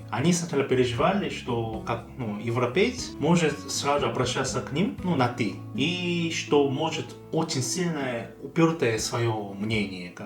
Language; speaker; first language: Russian; non-native, fluent; Korean